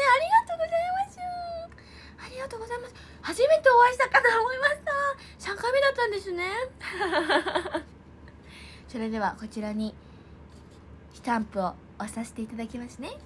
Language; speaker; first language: Japanese; native; Japanese